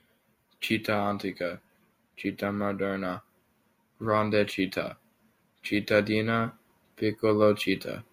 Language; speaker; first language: Italian; non-native, learner; English